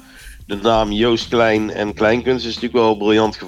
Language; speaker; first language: Dutch; native; Dutch